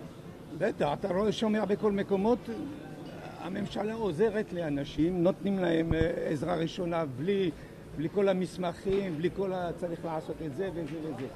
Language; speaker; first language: Hebrew; non-native, fluent; French